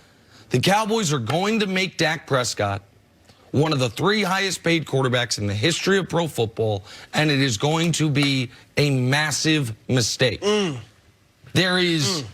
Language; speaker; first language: English; native; English